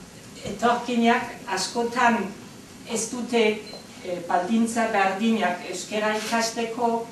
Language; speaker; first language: Basque; non-native, fluent; German